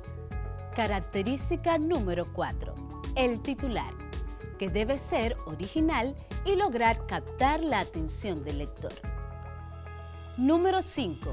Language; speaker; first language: Spanish; native; Spanish